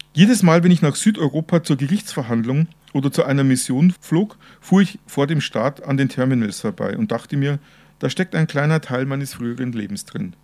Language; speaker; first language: German; native; German